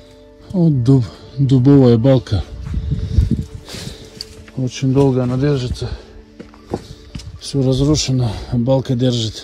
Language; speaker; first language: Russian; non-native, local second language; Avaric